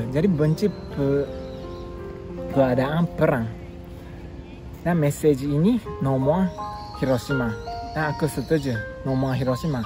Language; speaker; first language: Indonesian; non-native, learner; Japanese